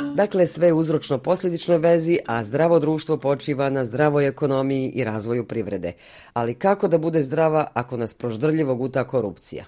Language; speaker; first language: Bosnian; native; Bosnian